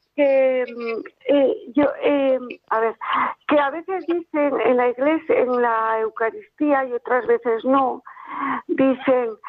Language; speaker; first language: Spanish; native; Spanish